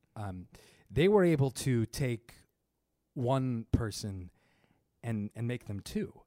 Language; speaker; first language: English; native; English